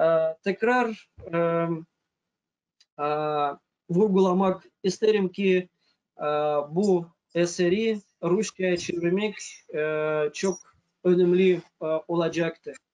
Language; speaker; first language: Turkish; non-native, fluent; Russian